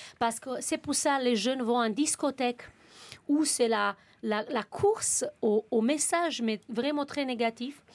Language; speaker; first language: French; non-native, fluent; Romanian